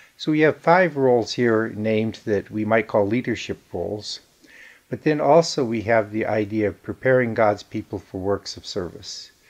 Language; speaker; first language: English; native; English